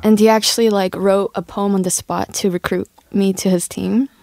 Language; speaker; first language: English; early bilingual, other home language; Korean